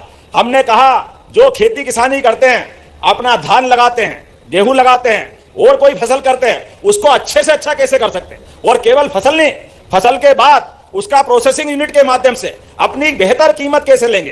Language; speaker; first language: Hindi; native; Hindi